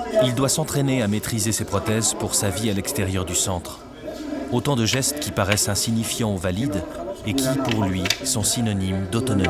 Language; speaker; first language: French; native; French